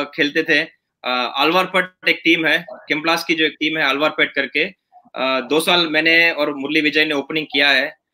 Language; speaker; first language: Hindi; non-native, local second language; Gujarati